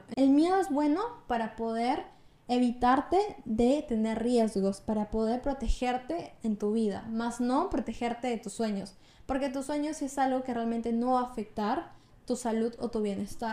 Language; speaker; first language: Spanish; native; Spanish